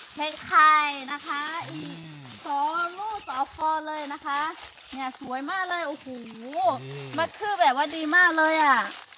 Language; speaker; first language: Thai; non-native, local second language; Lahu